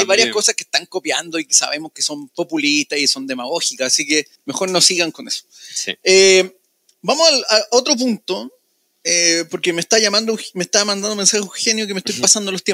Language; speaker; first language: Spanish; native; Spanish